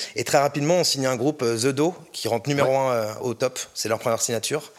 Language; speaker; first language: French; native; French